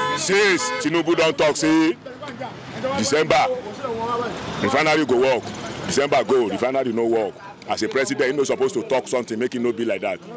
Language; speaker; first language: Nigerian Pidgin; non-native, local second language; Yoruba